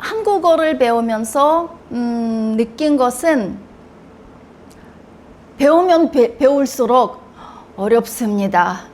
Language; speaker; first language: Korean; non-native, fluent; Russian